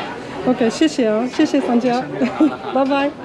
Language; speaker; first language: Chinese; non-native, learner; Turkish